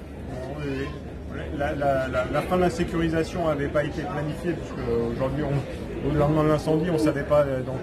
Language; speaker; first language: French; native; French